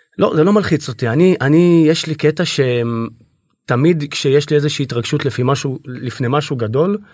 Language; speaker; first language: Hebrew; native; Hebrew